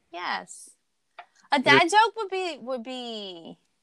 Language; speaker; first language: English; non-native, fluent; Portuguese